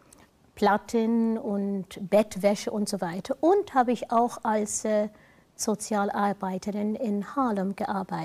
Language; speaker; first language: German; non-native, fluent; English